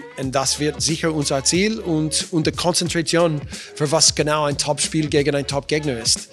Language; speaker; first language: German; non-native, learner; English